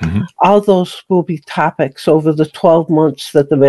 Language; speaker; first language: English; native; English